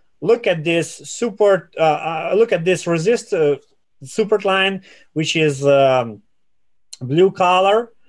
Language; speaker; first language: English; non-native, fluent; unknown